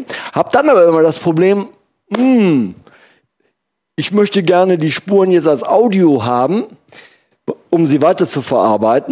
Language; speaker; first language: German; native; German